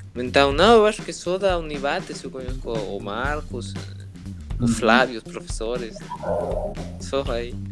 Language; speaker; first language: Portuguese; non-native, learner; Spanish